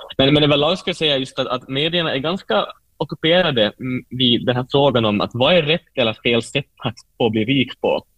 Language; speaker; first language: Swedish; native; Swedish